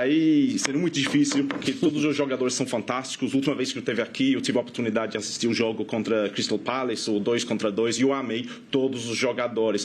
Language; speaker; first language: Portuguese; non-native, fluent; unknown